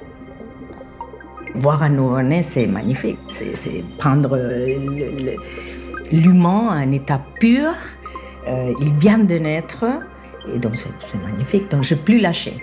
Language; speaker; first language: French; non-native, fluent; Spanish